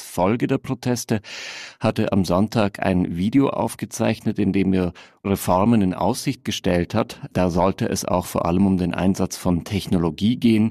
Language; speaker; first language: German; native; German